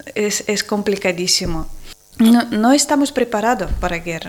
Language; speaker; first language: Spanish; non-native, learner; Ukrainian